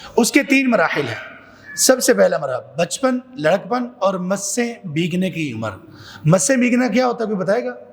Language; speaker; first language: Urdu; non-native, local second language; Punjabi